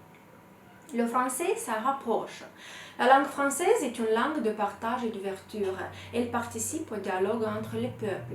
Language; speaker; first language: French; non-native, fluent; Romanian